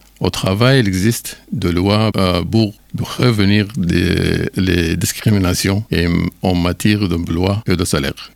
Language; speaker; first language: French; non-native, learner; Arabic